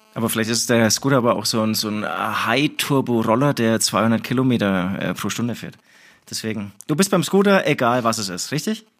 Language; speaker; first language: German; native; German